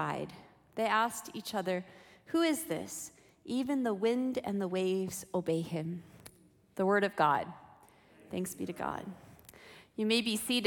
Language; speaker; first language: English; native; English